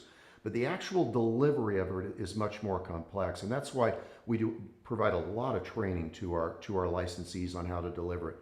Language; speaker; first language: English; native; English